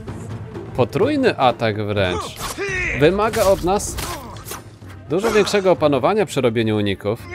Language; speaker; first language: Polish; native; Polish